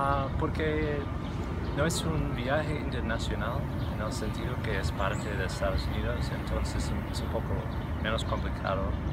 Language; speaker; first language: Spanish; non-native, fluent; English